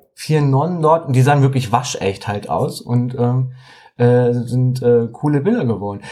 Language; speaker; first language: German; native; German